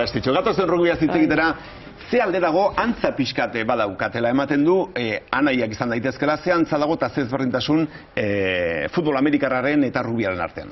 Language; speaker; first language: Basque; native; Basque